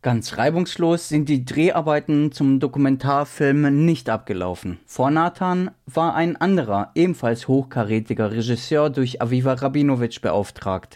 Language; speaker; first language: German; native; German